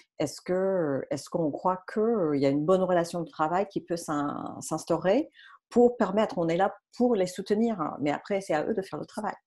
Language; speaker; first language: French; non-native, fluent; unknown